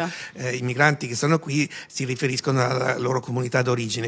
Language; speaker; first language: Italian; native; Italian